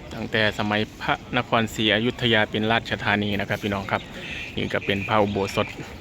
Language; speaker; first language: Thai; native; Thai